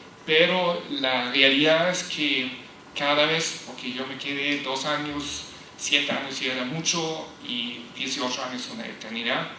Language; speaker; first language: Spanish; non-native, fluent; German